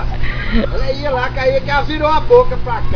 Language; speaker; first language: Portuguese; native; Portuguese